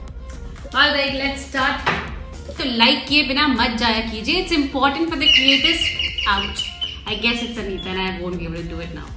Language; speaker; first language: Hindi; native; Hindi